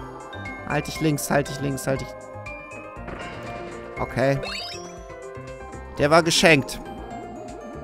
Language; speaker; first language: German; native; German